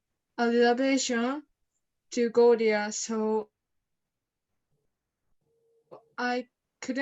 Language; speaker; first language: English; non-native, learner; Japanese